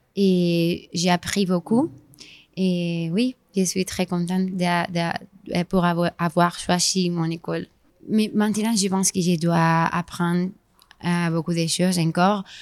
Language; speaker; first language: French; non-native, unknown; Spanish